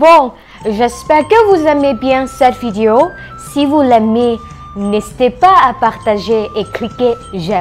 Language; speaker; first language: French; non-native, fluent; Thai